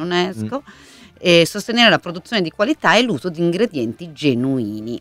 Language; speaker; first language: Italian; native; Italian